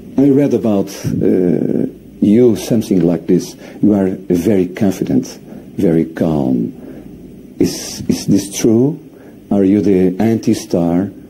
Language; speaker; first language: English; non-native, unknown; Portuguese